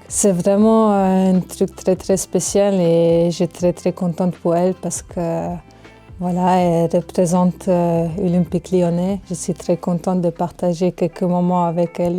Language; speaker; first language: French; non-native, fluent; Hungarian